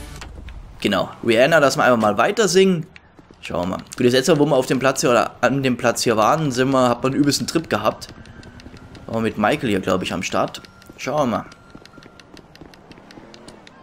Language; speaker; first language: German; native; German